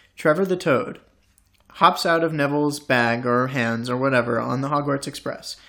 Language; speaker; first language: English; native; English